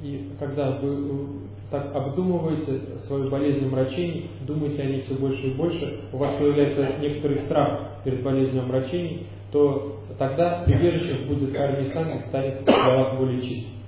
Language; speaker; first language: Russian; native; Russian